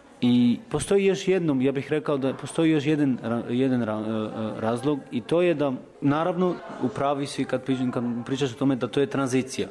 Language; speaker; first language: Serbian; non-native, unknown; Albanian